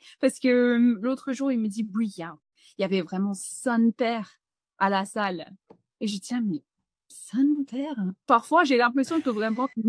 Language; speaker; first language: French; non-native, fluent; English